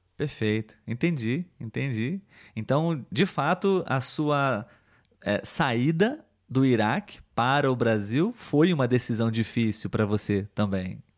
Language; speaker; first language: Portuguese; native; Portuguese